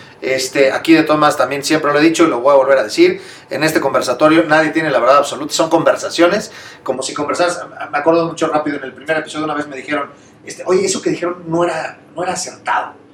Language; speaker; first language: Spanish; native; Spanish